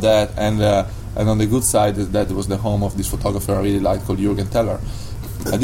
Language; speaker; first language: English; non-native, fluent; Italian